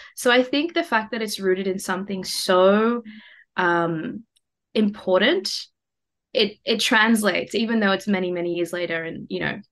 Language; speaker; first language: English; early bilingual, other home language; Morisyen